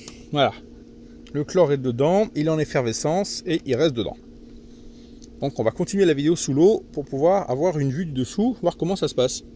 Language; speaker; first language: French; native; French